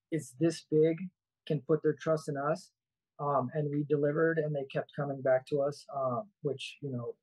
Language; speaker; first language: English; native; English